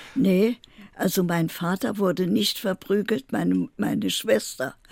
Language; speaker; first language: German; native; German